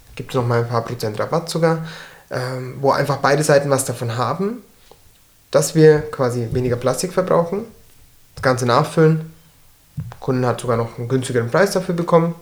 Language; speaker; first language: German; early bilingual, other home language; Turkish